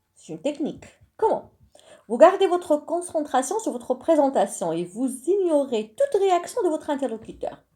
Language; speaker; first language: French; non-native, local second language; Arabic